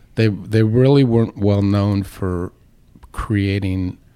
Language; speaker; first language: English; native; English